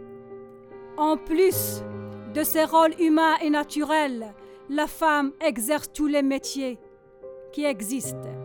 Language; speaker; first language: French; non-native, learner; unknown